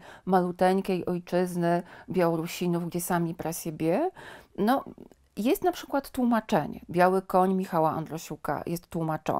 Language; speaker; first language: Polish; native; Polish